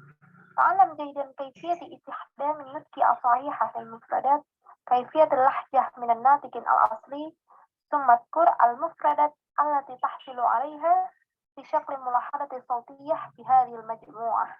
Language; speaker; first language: Arabic; non-native, learner; Indonesian